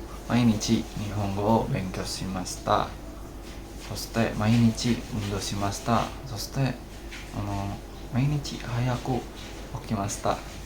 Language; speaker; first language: Japanese; non-native, learner; Indonesian